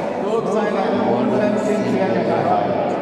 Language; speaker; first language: German; non-native, learner; Malayalam